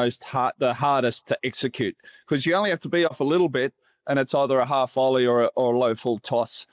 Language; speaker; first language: English; native; English